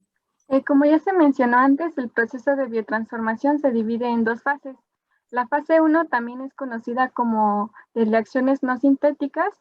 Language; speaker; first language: Spanish; native; Spanish